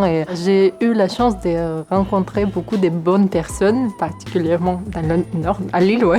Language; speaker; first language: French; non-native, fluent; Ukrainian